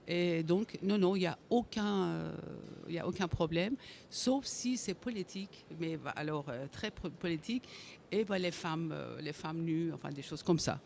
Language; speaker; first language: French; non-native, fluent; Persian